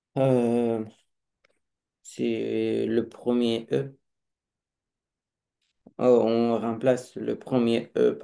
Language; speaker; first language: French; non-native, learner; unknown